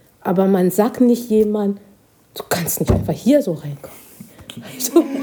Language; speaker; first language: German; non-native, fluent; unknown